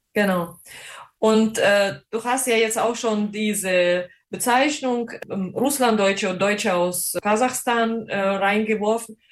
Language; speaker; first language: German; native; German